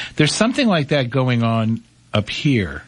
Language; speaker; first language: English; native; English